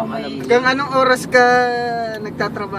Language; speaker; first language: Filipino; native; Filipino